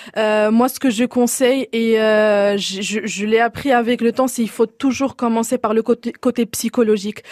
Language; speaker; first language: French; non-native, local second language; Arabic